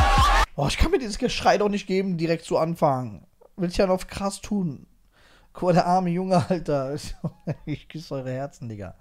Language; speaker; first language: German; native; German